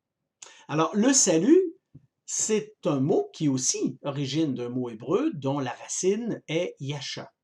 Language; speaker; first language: French; native; French